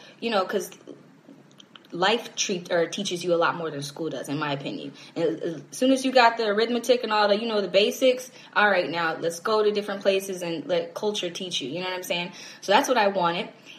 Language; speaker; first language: English; native; English